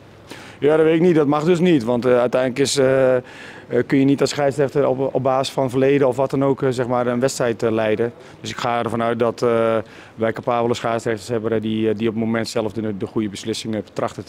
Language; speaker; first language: Dutch; native; Dutch